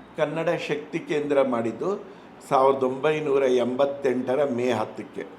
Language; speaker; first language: Kannada; non-native, local second language; Telugu